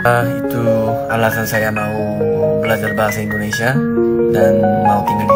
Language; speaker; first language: Indonesian; non-native, learner; Korean